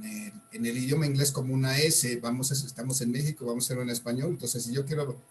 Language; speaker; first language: Spanish; native; Spanish